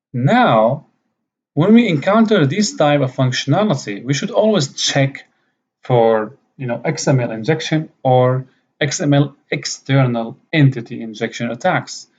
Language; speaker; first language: English; non-native, fluent; Arabic